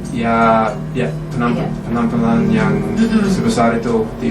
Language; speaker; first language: Indonesian; non-native, fluent; English